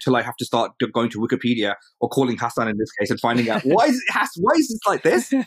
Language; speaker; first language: English; early bilingual, other home language; Urdu